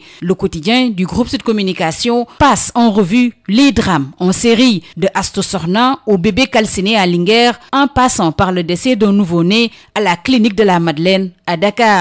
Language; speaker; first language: French; non-native, local second language; Wolof